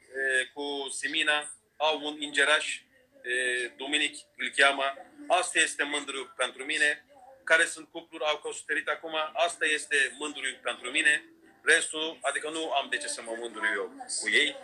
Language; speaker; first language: Romanian; non-native, fluent; Turkish